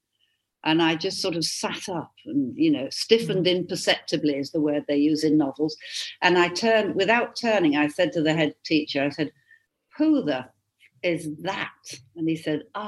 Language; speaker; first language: English; native; English